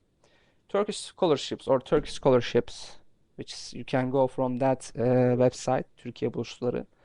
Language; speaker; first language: English; non-native, fluent; Turkish